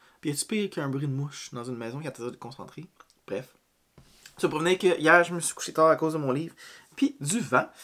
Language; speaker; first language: French; native; French